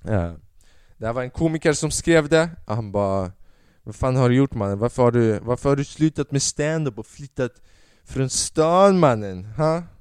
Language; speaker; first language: Swedish; early bilingual, other home language; Albanian